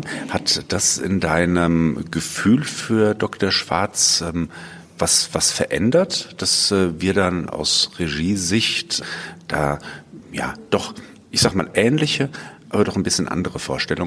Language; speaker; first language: German; native; German